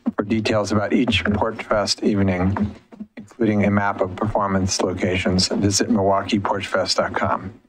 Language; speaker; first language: English; native; English